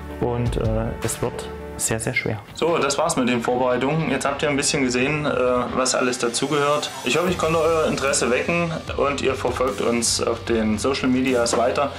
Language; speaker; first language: German; native; German